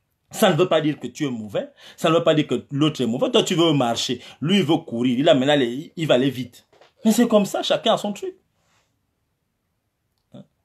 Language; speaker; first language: French; non-native, local second language; Fang